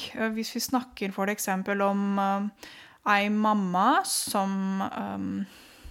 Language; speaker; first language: Norwegian; non-native, fluent; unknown